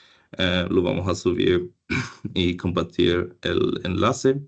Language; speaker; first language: Spanish; non-native, fluent; German